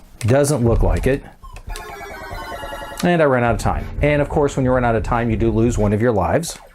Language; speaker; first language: English; native; English